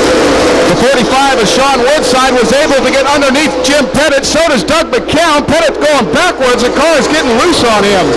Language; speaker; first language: English; native; English